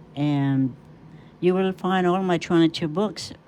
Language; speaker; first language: English; non-native, local second language; Filipino